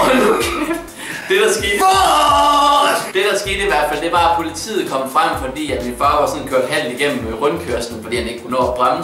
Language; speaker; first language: Danish; native; Danish